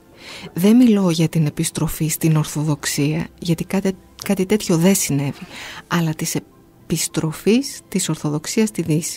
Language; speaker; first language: Greek; native; Greek